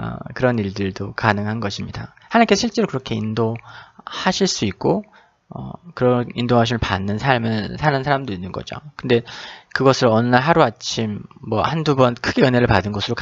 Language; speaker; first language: Korean; native; Korean